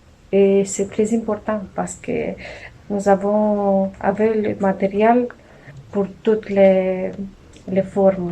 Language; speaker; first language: French; non-native, learner; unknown